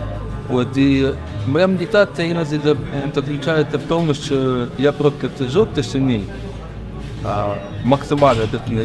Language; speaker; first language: Ukrainian; native; Ukrainian